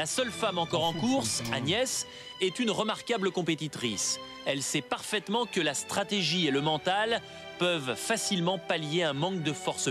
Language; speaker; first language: French; native; French